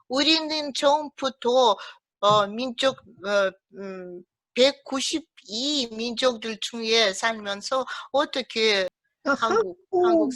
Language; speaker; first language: Korean; early bilingual, heritage; Russian